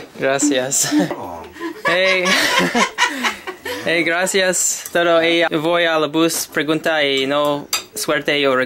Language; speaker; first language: Spanish; non-native, learner; English